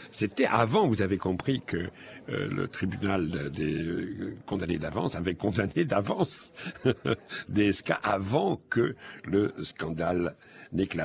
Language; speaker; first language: French; native; French